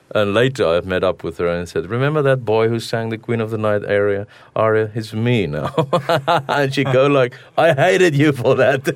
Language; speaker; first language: English; non-native, local second language; Afrikaans